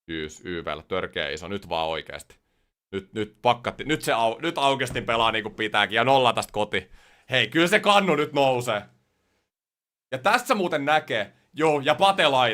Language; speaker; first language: Finnish; native; Finnish